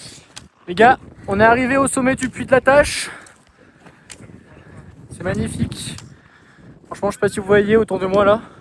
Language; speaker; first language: French; native; French